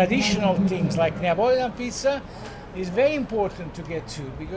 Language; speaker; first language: English; non-native, fluent; Italian